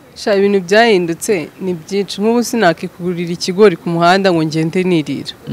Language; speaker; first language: Kinyarwanda; native; Kinyarwanda